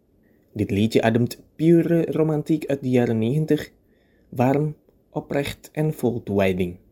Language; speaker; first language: Dutch; non-native, fluent; Indonesian